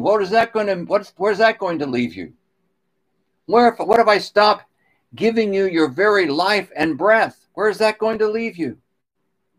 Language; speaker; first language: English; native; English